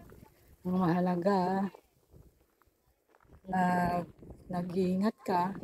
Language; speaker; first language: Filipino; native; Filipino